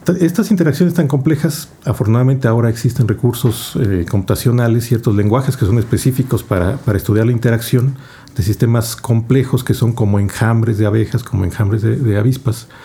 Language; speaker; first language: Spanish; native; Spanish